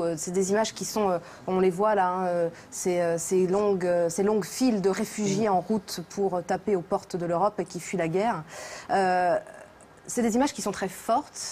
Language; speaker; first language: French; native; French